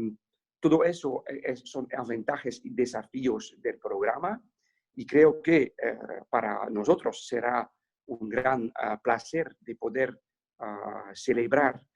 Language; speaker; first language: Spanish; non-native, fluent; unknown